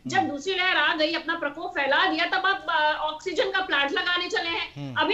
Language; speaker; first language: Hindi; native; Hindi